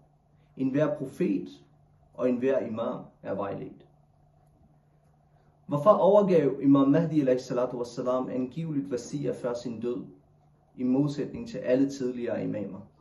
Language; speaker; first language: Danish; non-native, local second language; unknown